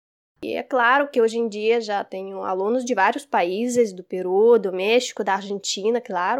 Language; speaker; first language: Portuguese; non-native, fluent; Russian